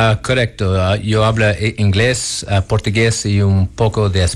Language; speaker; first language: Spanish; non-native, learner; Portuguese